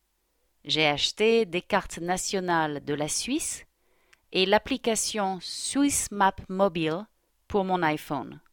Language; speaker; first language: French; non-native, learner; English